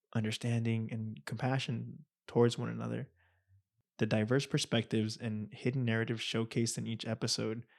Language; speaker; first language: English; native; English